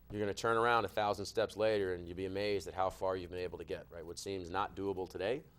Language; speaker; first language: English; native; English